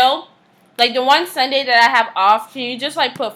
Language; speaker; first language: English; non-native, fluent; Haitian Creole